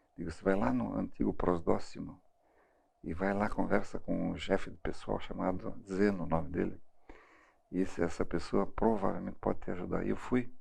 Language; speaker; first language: Portuguese; early bilingual, other home language; German